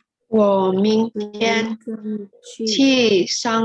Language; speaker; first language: Chinese; non-native, learner; Indonesian